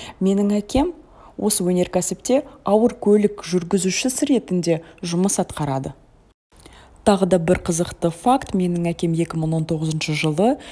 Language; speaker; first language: Kazakh; non-native, local second language; Russian